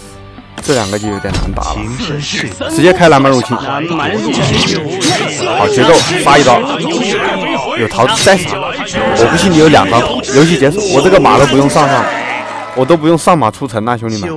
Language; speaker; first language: Chinese; native; Chinese